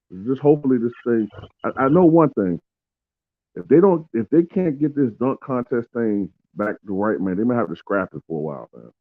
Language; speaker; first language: English; native; English